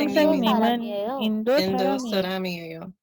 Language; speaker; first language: Korean; non-native, learner; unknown